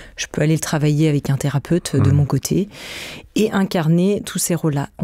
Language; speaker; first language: French; native; French